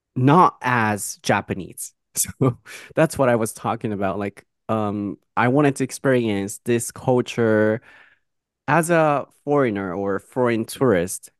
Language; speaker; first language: English; non-native, fluent; Japanese